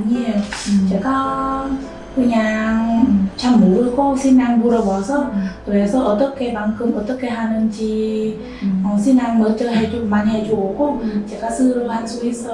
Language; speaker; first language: Korean; non-native, learner; Vietnamese